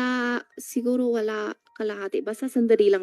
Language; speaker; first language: Filipino; non-native, learner; Chinese